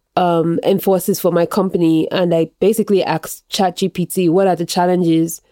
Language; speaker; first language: English; non-native, local second language; Yoruba